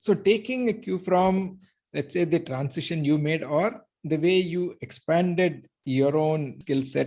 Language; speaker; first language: English; non-native, local second language; Tamil